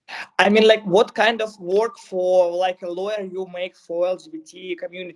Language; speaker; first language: English; non-native, learner; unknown